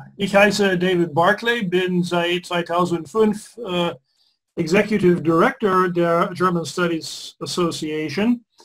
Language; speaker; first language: German; non-native, fluent; English